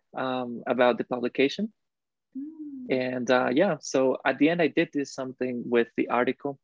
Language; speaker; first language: English; non-native, fluent; Spanish